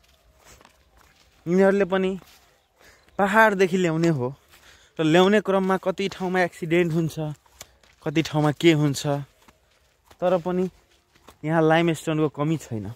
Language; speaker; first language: Nepali; non-native, local second language; Maithili